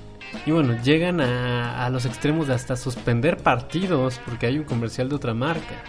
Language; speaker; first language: Spanish; native; Spanish